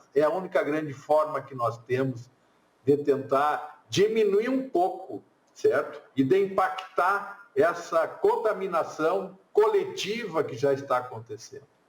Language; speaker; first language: Portuguese; native; Portuguese